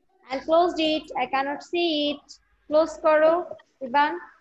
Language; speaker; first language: English; non-native, local second language; Bangla